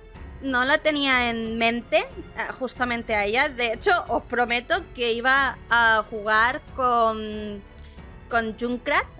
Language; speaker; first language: Spanish; native; Spanish